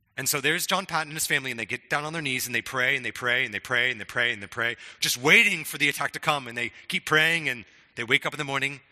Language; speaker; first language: English; native; English